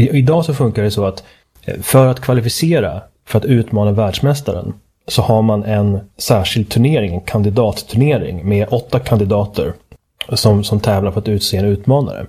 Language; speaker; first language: Swedish; native; Swedish